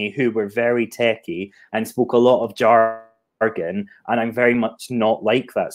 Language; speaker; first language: English; native; English